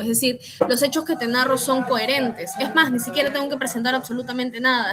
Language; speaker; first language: Spanish; native; Spanish